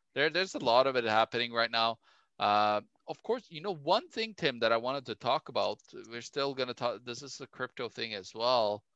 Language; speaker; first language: English; non-native, fluent; Norwegian